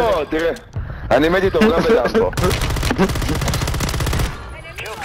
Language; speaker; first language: Hebrew; native; Hebrew